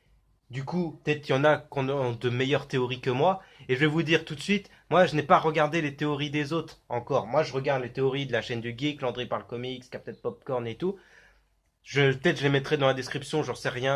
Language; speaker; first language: French; native; French